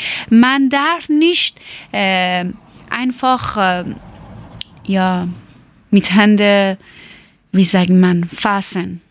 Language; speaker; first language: German; non-native, learner; Persian